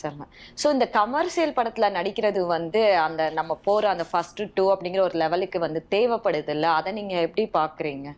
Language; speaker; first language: Tamil; native; Tamil